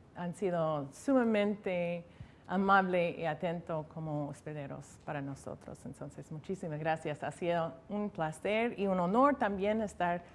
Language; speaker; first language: Spanish; non-native, learner; English